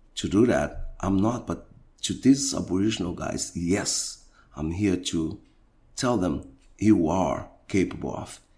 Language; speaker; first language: English; non-native, fluent; Portuguese